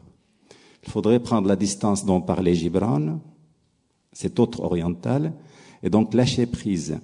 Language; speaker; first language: French; non-native, local second language; Arabic